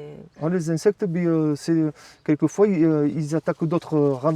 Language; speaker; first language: French; native; French